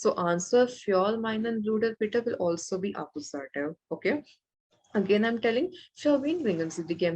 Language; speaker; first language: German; non-native, learner; Malayalam